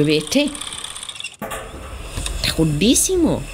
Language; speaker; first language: Spanish; native; Spanish